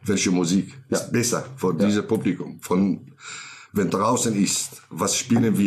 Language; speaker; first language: German; non-native, learner; Kurdish